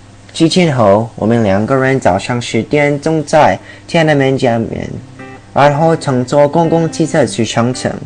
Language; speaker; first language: Chinese; non-native, learner; English